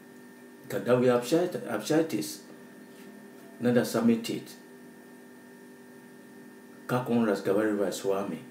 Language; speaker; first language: Russian; non-native, learner; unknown